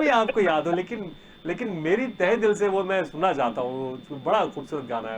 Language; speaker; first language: Hindi; native; Hindi